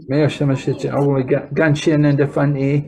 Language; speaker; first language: Chinese; non-native, learner; English